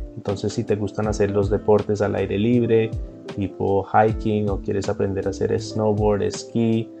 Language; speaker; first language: Spanish; early bilingual, heritage; Spanish